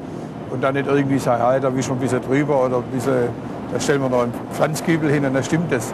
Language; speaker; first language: German; native; German